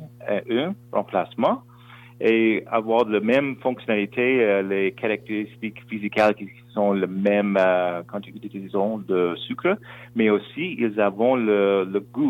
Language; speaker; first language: French; non-native, local second language; English